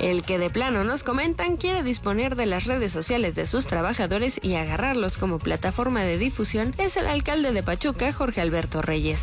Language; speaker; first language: Spanish; native; Spanish